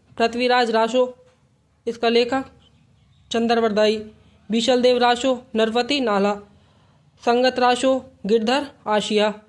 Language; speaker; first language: Hindi; native; Hindi